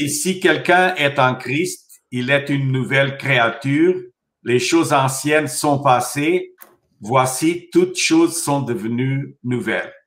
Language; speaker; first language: French; non-native, fluent; Portuguese